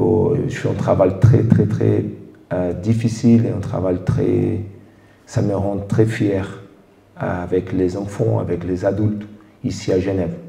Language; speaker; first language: French; non-native, fluent; Portuguese